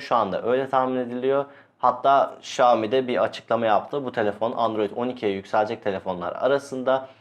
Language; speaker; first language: Turkish; native; Turkish